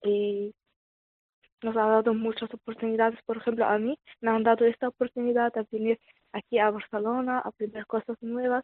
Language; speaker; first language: Spanish; non-native, fluent; Arabic